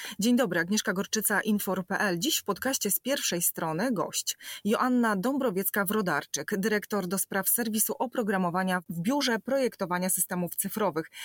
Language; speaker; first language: Polish; native; Polish